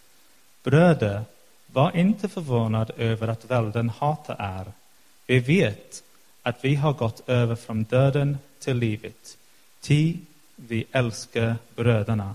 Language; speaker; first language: Swedish; non-native, fluent; English